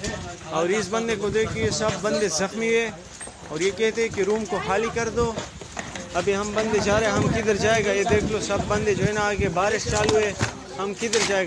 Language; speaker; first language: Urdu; non-native, local second language; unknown